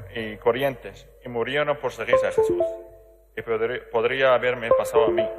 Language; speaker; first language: Spanish; non-native, learner; Arabic